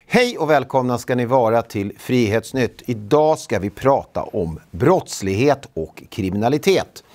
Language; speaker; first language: Swedish; native; Swedish